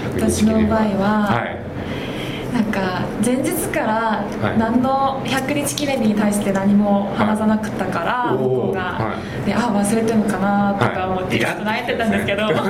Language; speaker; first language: Japanese; non-native, fluent; Korean